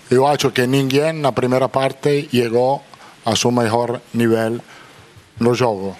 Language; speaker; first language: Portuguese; non-native, fluent; Italian